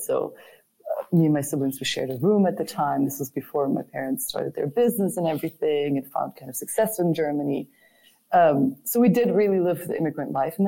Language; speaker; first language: English; non-native, fluent; German